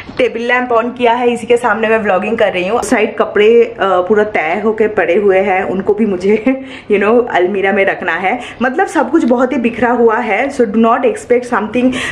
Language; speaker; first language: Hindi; non-native, local second language; Bangla